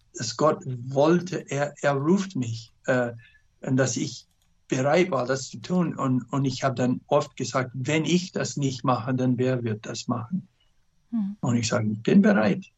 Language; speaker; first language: German; non-native, fluent; English